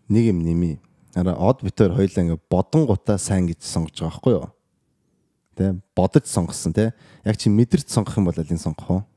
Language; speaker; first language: Mongolian; early bilingual, heritage; Mongolian